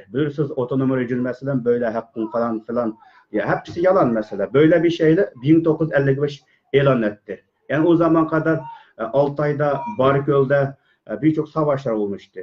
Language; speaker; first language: Turkish; non-native, learner; Uyghur